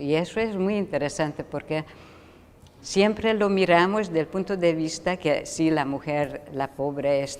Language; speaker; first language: Spanish; non-native, fluent; Hungarian